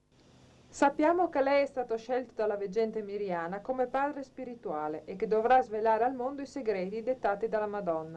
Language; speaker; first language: Italian; native; Italian